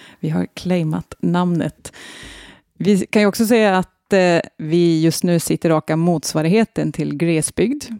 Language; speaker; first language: Swedish; native; Swedish